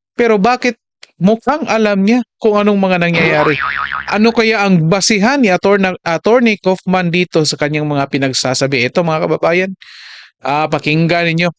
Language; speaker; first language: Filipino; non-native, local second language; Cebuano